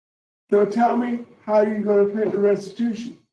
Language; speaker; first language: English; native; English